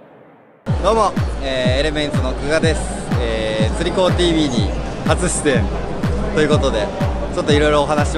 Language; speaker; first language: Japanese; native; Japanese